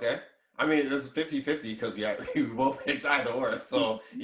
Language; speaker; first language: English; native; English